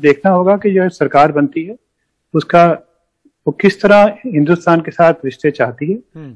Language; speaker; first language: Hindi; native; Hindi